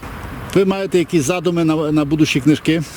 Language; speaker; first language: Ukrainian; native; Ukrainian